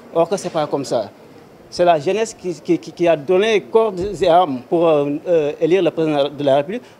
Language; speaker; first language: French; non-native, local second language; Wolof